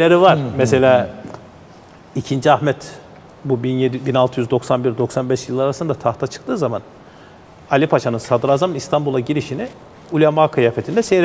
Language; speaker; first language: Turkish; native; Turkish